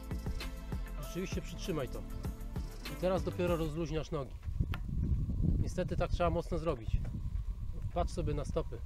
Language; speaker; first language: Polish; native; Polish